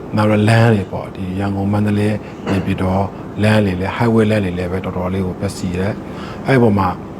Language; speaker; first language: Burmese; native; Burmese